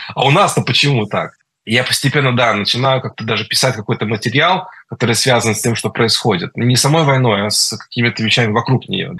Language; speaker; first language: Russian; early bilingual, heritage; Russian